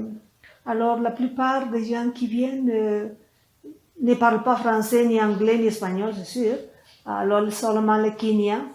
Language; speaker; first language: French; non-native, fluent; Spanish